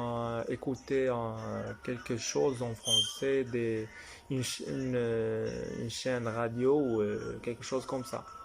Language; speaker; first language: French; non-native, fluent; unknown